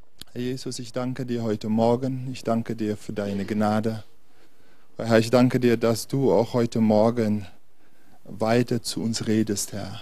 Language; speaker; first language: German; non-native, fluent; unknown